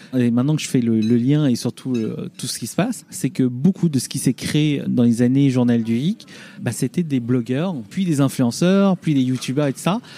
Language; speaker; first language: French; early bilingual, other home language; Vietnamese